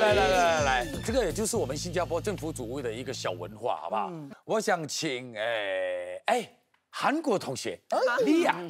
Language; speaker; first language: Chinese; native; Chinese